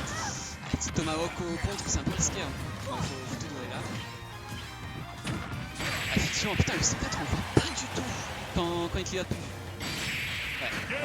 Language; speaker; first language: French; native; French